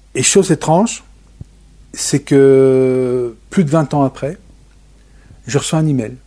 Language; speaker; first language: French; native; French